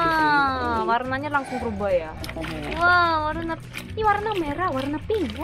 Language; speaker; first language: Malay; non-native, fluent; Korean